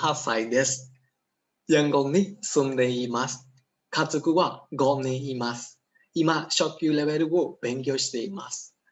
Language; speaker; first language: Japanese; non-native, fluent; Burmese